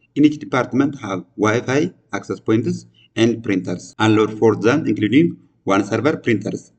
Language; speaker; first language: English; non-native, local second language; Amharic